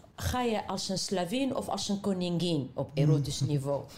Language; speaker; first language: Dutch; non-native, fluent; Arabic